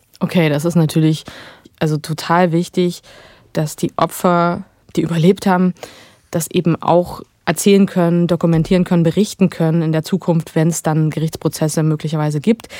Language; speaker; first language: German; native; German